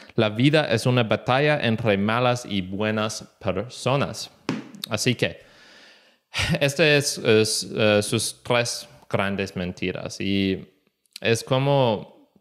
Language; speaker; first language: Spanish; non-native, learner; English